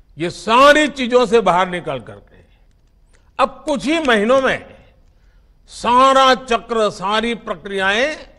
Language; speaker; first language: Hindi; non-native, local second language; Gujarati